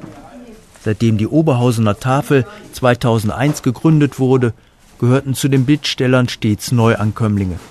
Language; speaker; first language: German; native; German